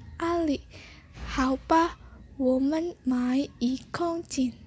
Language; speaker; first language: Chinese; non-native, learner; Indonesian